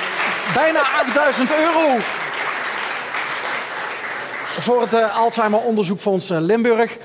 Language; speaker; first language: Dutch; native; Dutch